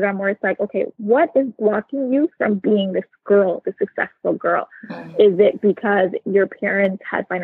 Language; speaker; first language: English; native; English